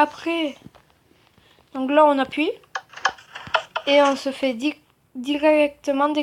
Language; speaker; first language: French; native; French